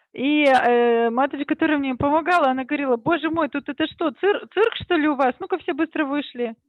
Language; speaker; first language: Russian; native; Russian